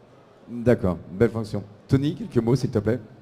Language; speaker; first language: French; native; French